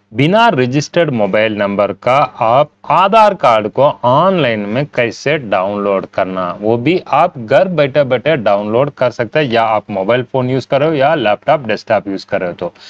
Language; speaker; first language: Hindi; non-native, local second language; Tamil